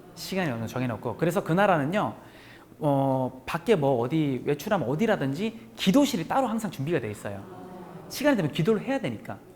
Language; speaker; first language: Korean; native; Korean